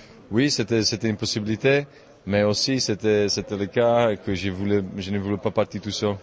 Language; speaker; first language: French; non-native, fluent; Czech